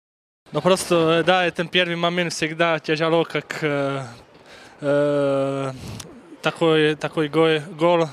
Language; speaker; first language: Russian; non-native, local second language; Latvian